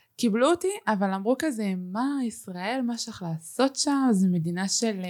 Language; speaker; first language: Hebrew; early bilingual, other home language; Spanish